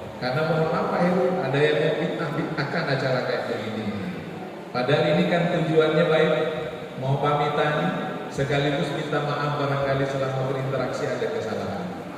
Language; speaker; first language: Indonesian; non-native, local second language; Madurese